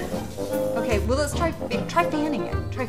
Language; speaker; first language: English; native; English